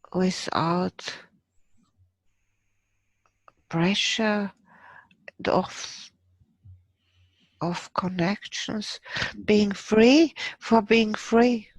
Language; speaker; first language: English; non-native, fluent; German